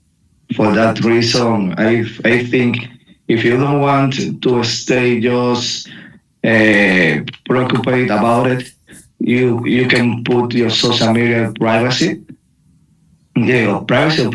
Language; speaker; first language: English; non-native, learner; Spanish